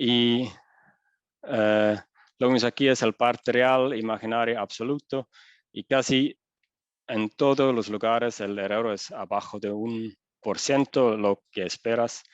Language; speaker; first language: Spanish; non-native, fluent; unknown